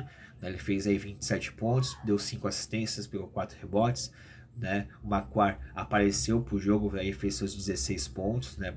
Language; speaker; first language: Portuguese; native; Portuguese